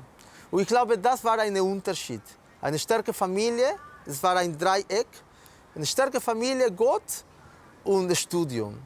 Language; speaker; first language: German; non-native, fluent; Spanish